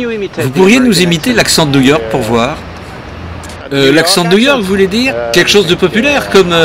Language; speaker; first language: French; non-native, fluent; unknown